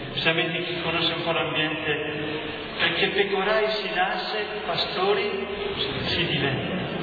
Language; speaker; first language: Italian; native; Italian